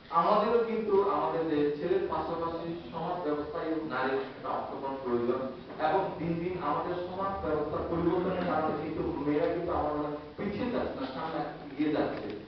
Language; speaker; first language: Bangla; non-native, local second language; Marma